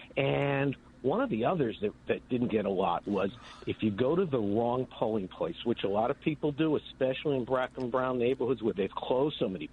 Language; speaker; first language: English; native; English